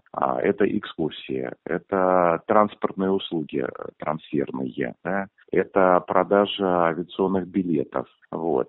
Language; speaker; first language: Russian; native; Russian